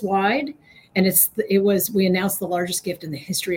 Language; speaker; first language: English; native; English